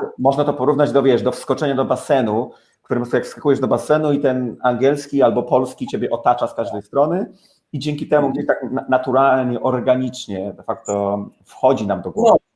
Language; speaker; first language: Polish; native; Polish